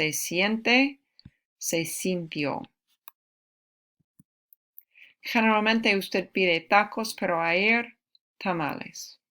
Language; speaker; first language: Spanish; non-native, fluent; English